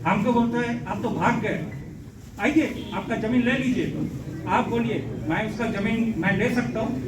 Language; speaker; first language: Hindi; non-native, learner; Bangla